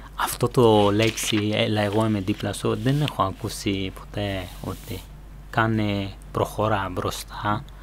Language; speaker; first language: Greek; non-native, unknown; Persian